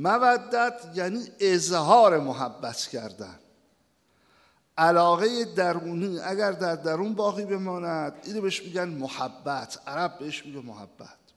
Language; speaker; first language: Persian; native; Persian